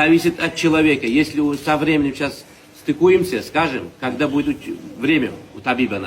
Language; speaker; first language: Russian; non-native, learner; Uzbek